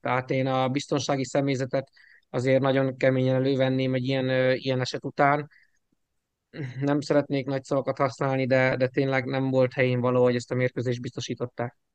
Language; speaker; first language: Hungarian; native; Hungarian